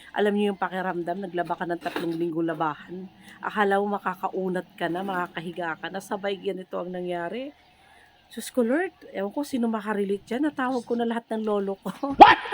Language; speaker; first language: Filipino; non-native, local second language; Cebuano